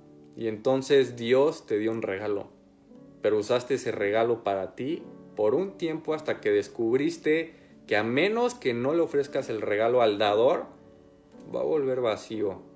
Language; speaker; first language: Spanish; native; Spanish